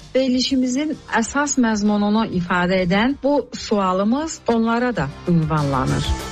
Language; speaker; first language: Azerbaijani; native; Azerbaijani